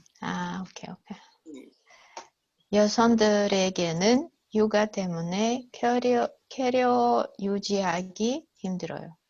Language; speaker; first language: Korean; non-native, learner; Russian